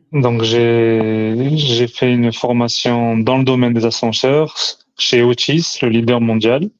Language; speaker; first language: French; early bilingual, other home language; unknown